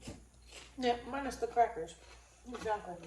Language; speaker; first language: English; native; English